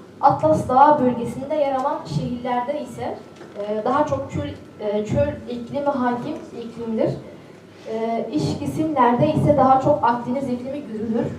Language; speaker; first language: Turkish; non-native, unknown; Arabic